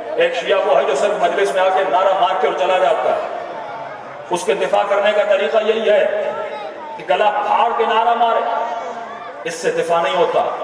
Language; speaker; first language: Urdu; non-native, local second language; Sindhi